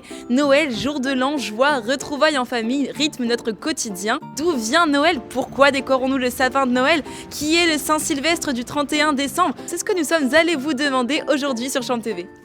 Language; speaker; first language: French; native; French